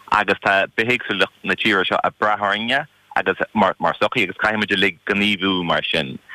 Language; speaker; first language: Irish; non-native, local second language; English